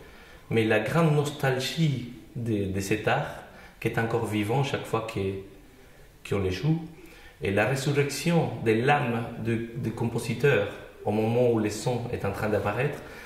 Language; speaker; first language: French; non-native, fluent; Spanish